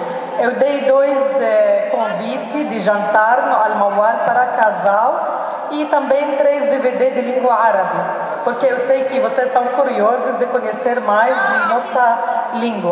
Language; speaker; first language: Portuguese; non-native, learner; Arabic